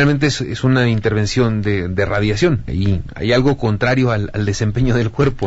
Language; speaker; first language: Spanish; native; Spanish